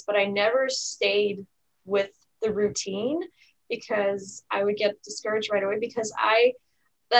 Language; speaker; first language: English; native; English